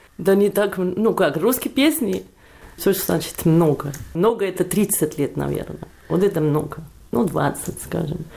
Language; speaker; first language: Russian; non-native, fluent; Catalan